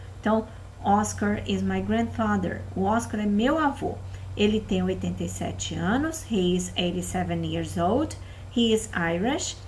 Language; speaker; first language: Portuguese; native; Portuguese